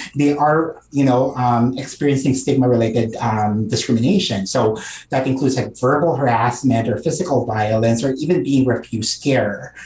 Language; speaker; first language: English; non-native, local second language; Filipino